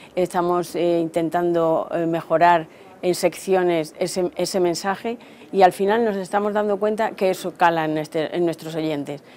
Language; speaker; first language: Spanish; native; Spanish